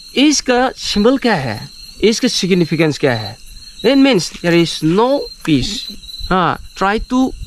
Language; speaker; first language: Hindi; non-native, local second language; Manipuri